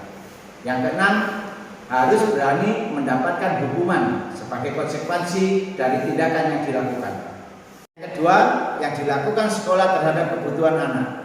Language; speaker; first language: Indonesian; native; Indonesian